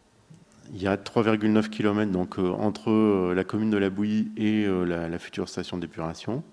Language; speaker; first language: French; native; French